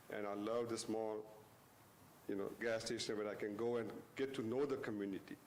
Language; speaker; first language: English; non-native, local second language; Gujarati